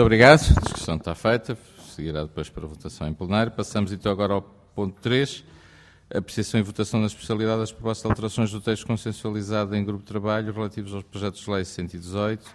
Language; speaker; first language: Portuguese; native; Portuguese